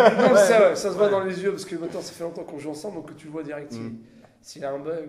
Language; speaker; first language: French; native; French